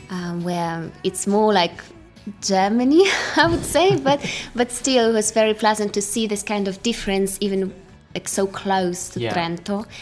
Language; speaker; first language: English; non-native, fluent; Russian